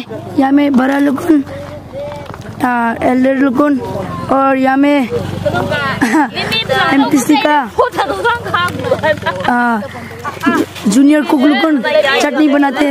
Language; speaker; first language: Hindi; non-native, local second language; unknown